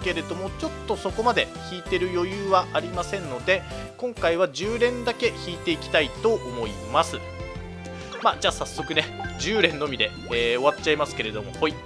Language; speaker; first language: Japanese; native; Japanese